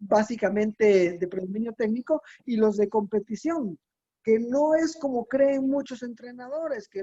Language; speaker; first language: Spanish; native; Spanish